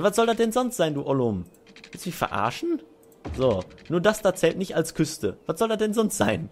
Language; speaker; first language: German; native; German